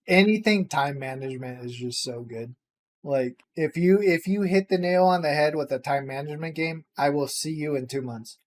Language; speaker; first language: English; native; English